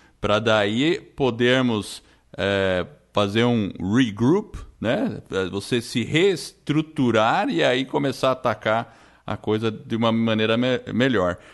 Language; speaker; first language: Portuguese; non-native, fluent; English